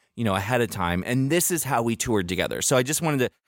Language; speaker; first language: English; native; English